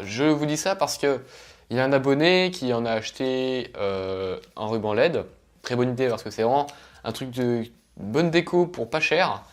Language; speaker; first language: French; native; French